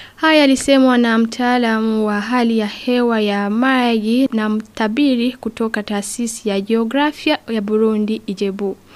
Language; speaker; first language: Swahili; non-native, local second language; Rundi